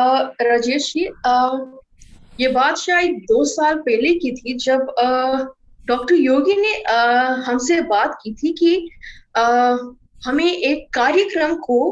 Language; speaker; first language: Hindi; non-native, fluent; English